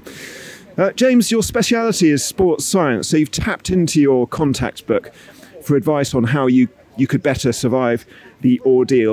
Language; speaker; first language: English; native; English